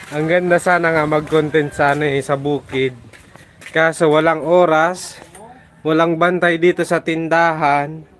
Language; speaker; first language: Filipino; non-native, local second language; Bikol